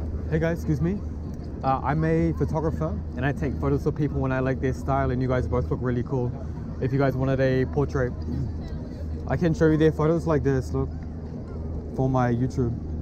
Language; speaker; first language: English; native; English